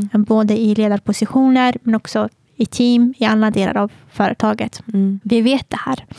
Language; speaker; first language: Swedish; native; Swedish